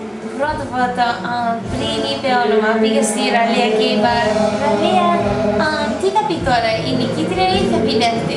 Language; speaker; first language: Greek; early bilingual, heritage; English